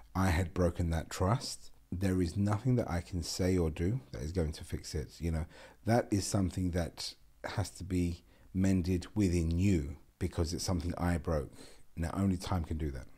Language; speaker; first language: English; non-native, local second language; Gujarati